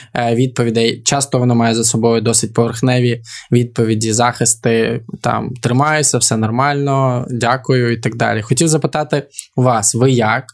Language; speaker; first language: Ukrainian; native; Ukrainian